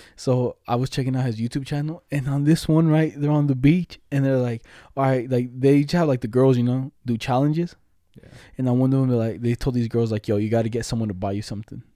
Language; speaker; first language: English; non-native, fluent; Spanish